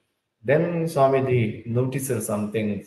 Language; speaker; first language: English; non-native, local second language; Tulu